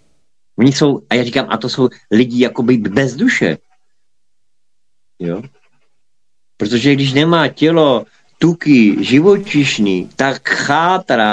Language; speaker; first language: Czech; native; Czech